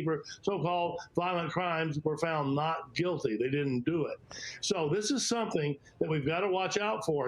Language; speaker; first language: English; native; English